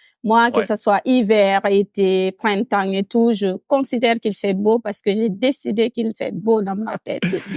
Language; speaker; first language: French; non-native, local second language; Fula